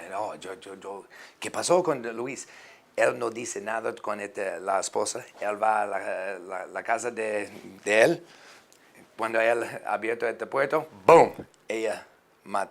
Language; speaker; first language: Spanish; non-native, learner; English